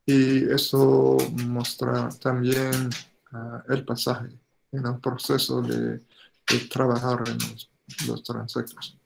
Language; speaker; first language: Spanish; non-native, fluent; English